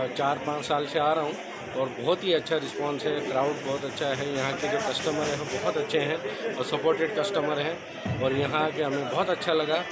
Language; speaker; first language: Hindi; native; Hindi